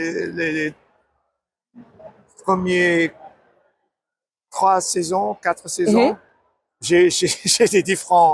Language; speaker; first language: French; non-native, learner; English